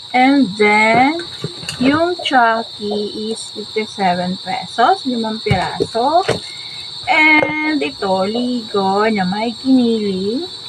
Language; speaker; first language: Filipino; non-native, local second language; Bikol